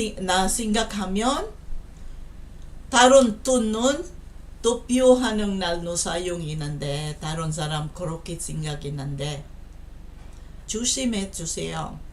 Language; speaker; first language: Korean; non-native, learner; Filipino